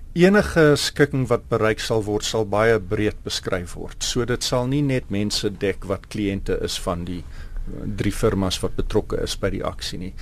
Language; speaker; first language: Afrikaans; non-native, local second language; English